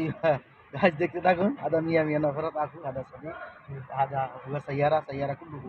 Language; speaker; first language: Arabic; non-native, learner; Bangla